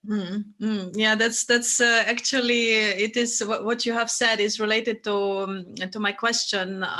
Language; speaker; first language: English; non-native, fluent; Russian